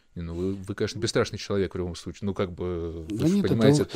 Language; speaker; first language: Russian; native; Russian